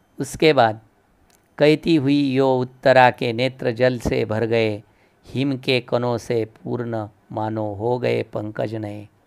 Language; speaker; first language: Hindi; non-native, local second language; Marathi